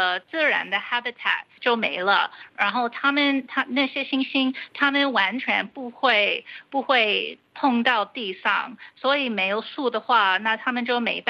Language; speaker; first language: Chinese; early bilingual, heritage; Chinese